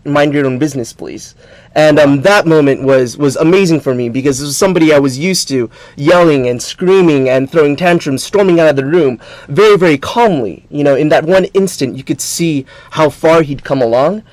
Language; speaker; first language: English; native; English